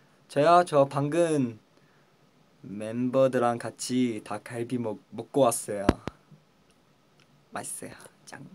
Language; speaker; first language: Korean; non-native, fluent; Chinese